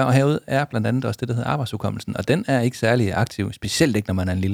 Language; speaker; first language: Danish; native; Danish